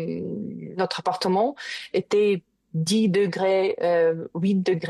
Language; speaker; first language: French; non-native, learner; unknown